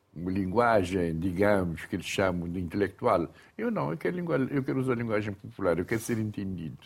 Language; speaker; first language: Portuguese; non-native, local second language; Kabuverdianu